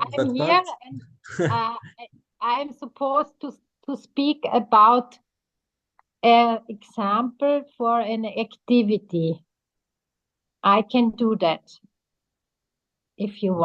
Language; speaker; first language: English; non-native, fluent; German